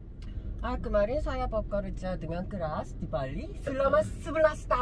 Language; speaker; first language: Indonesian; non-native, learner; Korean